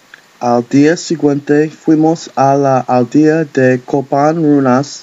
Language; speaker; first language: Spanish; non-native, learner; English